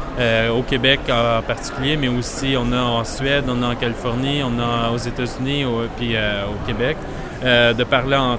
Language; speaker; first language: French; native; French